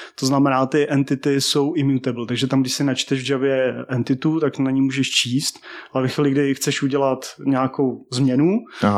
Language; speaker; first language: Czech; native; Czech